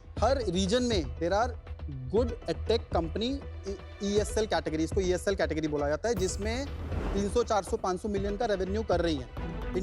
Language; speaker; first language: Hindi; native; Hindi